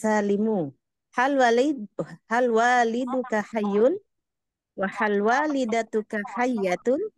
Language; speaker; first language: Arabic; non-native, learner; Indonesian